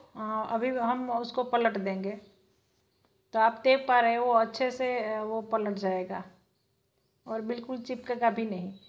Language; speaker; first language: Hindi; non-native, local second language; Gujarati